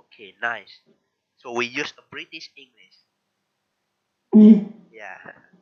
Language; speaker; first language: English; non-native, learner; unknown